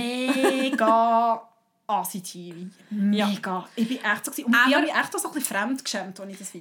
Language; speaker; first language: German; native; German